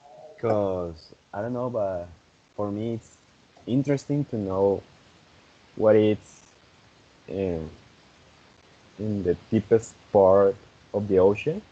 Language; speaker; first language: English; non-native, fluent; Spanish